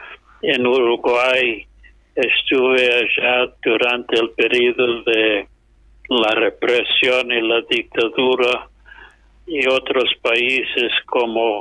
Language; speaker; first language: Spanish; non-native, fluent; English